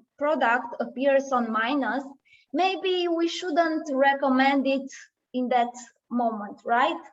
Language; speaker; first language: English; non-native, fluent; Romanian